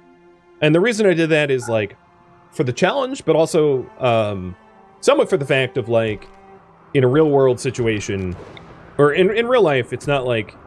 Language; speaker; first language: English; native; English